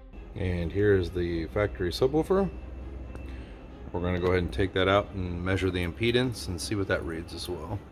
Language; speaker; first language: English; native; English